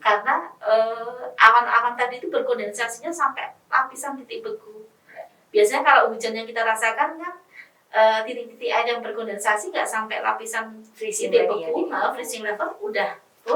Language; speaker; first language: Indonesian; native; Indonesian